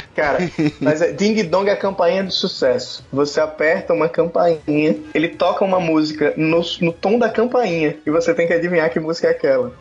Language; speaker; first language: Portuguese; native; Portuguese